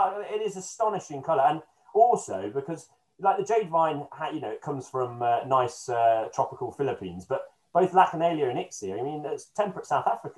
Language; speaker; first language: English; native; English